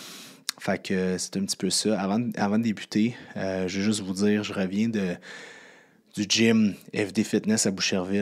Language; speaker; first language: French; native; French